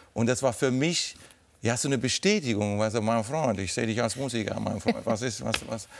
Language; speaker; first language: German; native; German